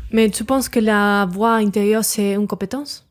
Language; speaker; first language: French; non-native, learner; Spanish